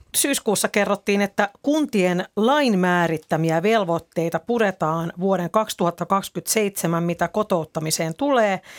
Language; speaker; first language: Finnish; native; Finnish